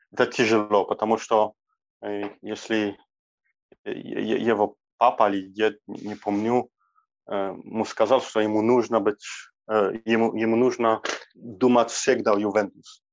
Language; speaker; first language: Russian; non-native, learner; Polish